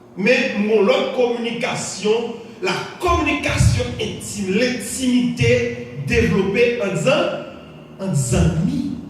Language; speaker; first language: French; non-native, local second language; Haitian Creole